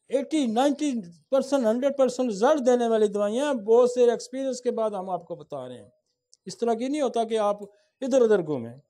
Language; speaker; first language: Urdu; non-native, local second language; Saraiki